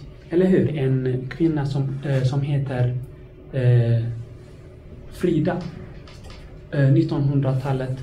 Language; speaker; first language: Swedish; non-native, fluent; Tigrinya